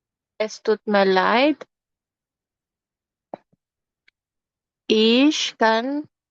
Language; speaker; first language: German; non-native, fluent; Filipino